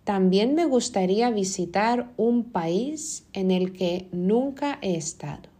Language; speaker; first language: Spanish; non-native, fluent; Lithuanian